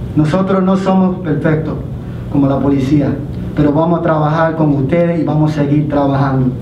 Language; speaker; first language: Spanish; early bilingual, heritage; Spanish